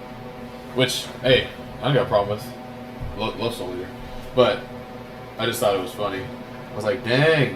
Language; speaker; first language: English; native; English